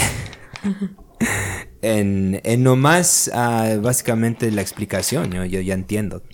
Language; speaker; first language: Spanish; early bilingual, other home language; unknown